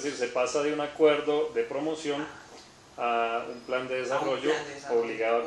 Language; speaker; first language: Spanish; native; Spanish